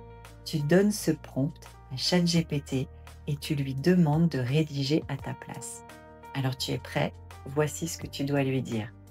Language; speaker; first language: French; native; French